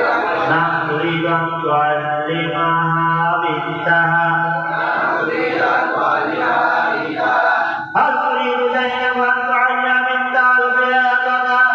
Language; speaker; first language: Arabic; non-native, fluent; Bangla